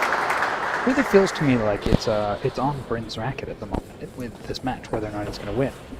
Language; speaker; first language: English; native; English